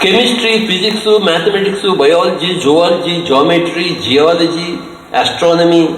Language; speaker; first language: English; non-native, local second language; Telugu